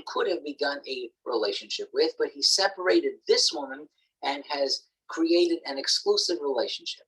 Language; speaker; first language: English; native; English